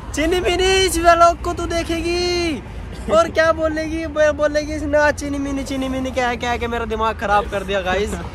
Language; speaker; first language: Hindi; native; Hindi